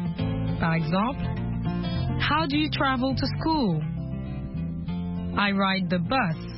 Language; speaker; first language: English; non-native, fluent; French